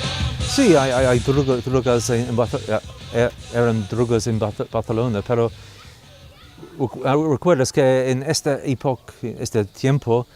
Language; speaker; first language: Spanish; non-native, learner; English